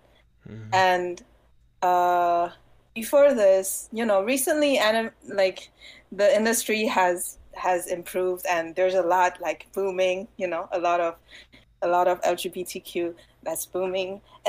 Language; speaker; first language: English; non-native, fluent; Chinese